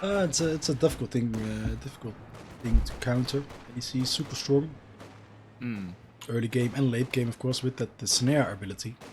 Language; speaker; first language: English; non-native, fluent; Dutch